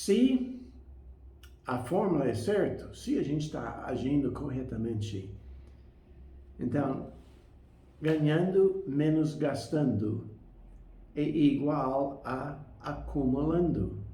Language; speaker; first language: Portuguese; non-native, fluent; English